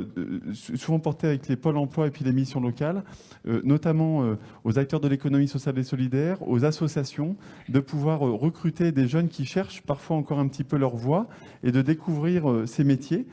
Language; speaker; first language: French; native; French